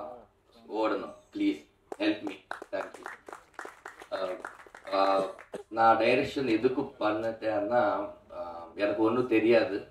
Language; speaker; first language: Tamil; non-native, learner; Telugu